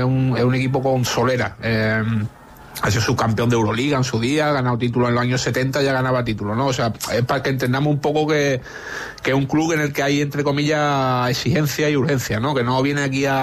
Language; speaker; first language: Spanish; native; Spanish